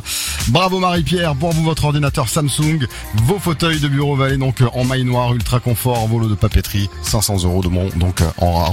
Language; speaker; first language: French; native; French